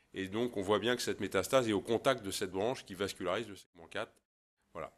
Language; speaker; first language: French; native; French